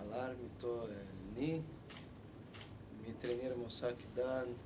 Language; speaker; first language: Slovenian; non-native, fluent; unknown